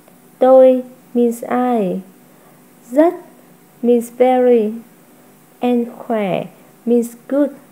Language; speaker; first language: English; non-native, fluent; Vietnamese